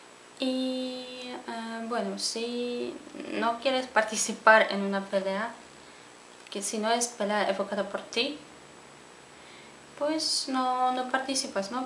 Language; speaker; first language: Spanish; non-native, fluent; Polish